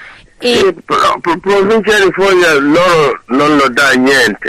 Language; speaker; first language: Italian; non-native, learner; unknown